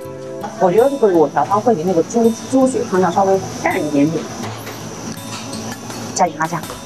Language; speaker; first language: Chinese; native; Chinese